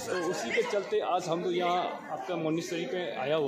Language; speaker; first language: Hindi; non-native, local second language; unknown